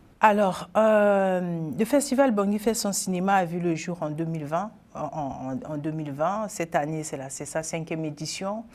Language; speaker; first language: French; non-native, local second language; Sango